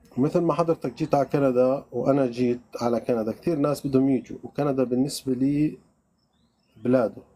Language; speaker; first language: Arabic; native; Arabic